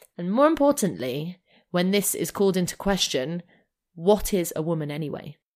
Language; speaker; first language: English; native; English